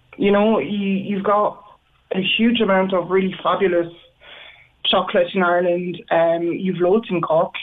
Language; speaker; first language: English; non-native, fluent; French